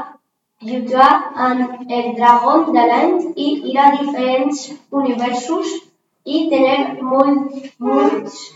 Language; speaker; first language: Catalan; non-native, local second language; Spanish